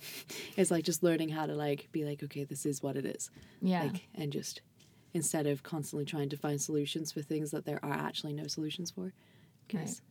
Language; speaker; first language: English; native; English